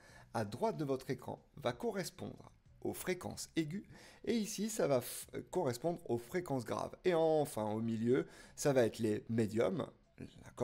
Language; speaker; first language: French; native; French